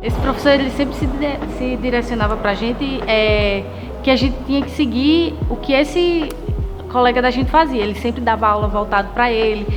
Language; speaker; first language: Portuguese; native; Portuguese